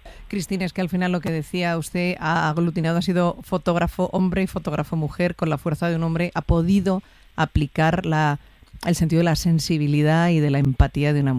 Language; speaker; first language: Spanish; native; Spanish